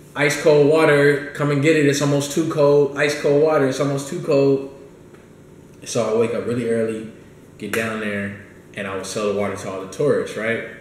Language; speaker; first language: English; native; English